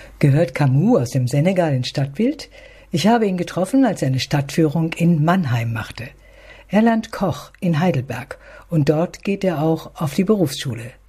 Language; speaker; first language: German; native; German